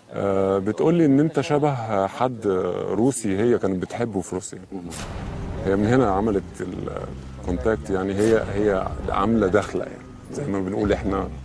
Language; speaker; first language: Arabic; native; Arabic